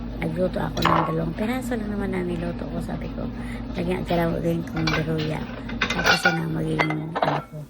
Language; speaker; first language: Filipino; native; Filipino